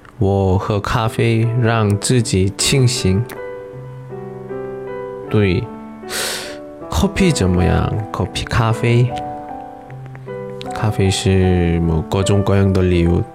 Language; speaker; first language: Chinese; non-native, learner; Korean